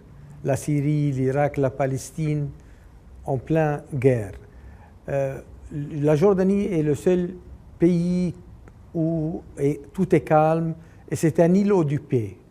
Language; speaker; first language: French; non-native, fluent; Arabic